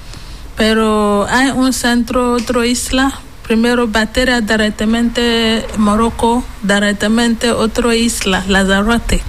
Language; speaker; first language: Spanish; non-native, learner; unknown